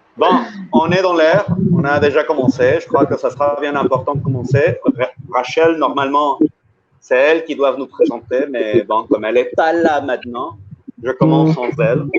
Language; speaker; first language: French; early bilingual, heritage; French